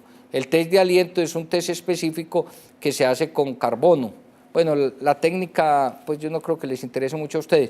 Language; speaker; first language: Spanish; native; Spanish